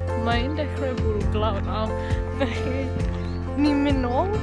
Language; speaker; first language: Welsh; non-native, learner; Malay